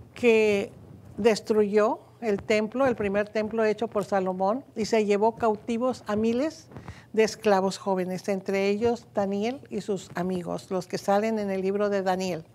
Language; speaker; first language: Spanish; native; Spanish